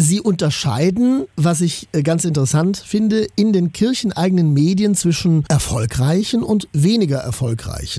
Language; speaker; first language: German; native; German